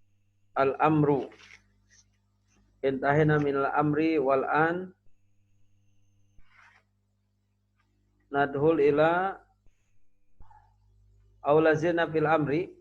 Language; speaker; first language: Arabic; non-native, fluent; Indonesian